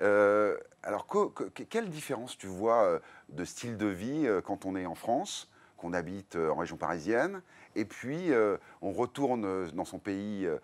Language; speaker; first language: French; native; French